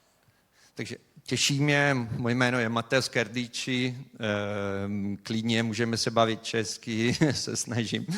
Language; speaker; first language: Czech; non-native, fluent; Italian